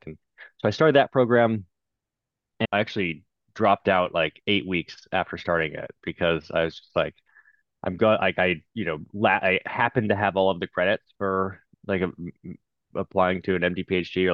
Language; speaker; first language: English; native; English